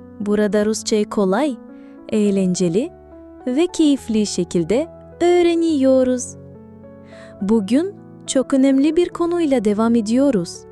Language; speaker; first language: Turkish; non-native, fluent; Russian